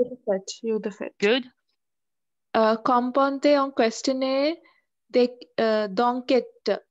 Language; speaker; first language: French; non-native, learner; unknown